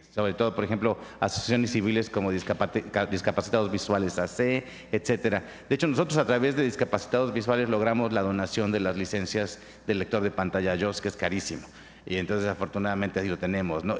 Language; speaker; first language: Spanish; native; Spanish